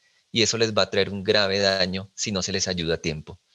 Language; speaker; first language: Spanish; native; Spanish